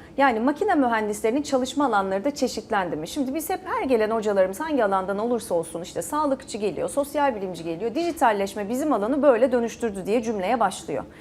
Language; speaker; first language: Turkish; native; Turkish